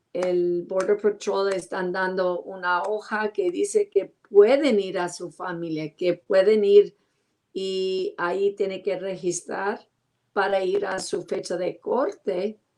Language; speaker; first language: Spanish; non-native, learner; English